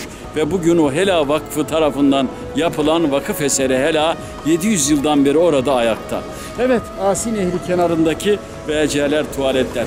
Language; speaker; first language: Turkish; native; Turkish